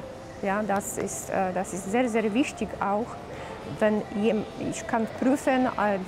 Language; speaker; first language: German; non-native, learner; Polish